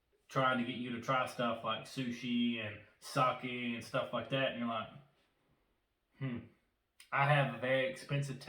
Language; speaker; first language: English; native; English